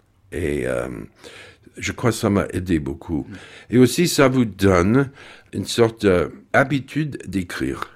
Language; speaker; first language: French; non-native, fluent; English